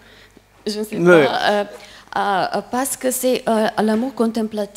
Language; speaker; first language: French; non-native, learner; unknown